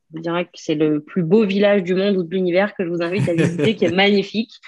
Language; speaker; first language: French; native; French